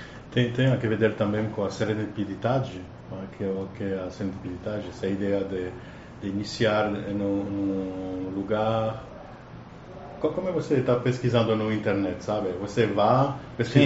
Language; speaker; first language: Portuguese; non-native, learner; Italian